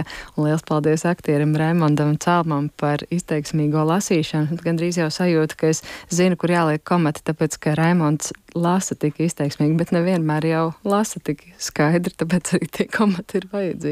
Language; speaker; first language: Latvian; native; Latvian